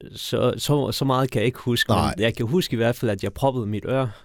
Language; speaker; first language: Danish; early bilingual, other home language; Persian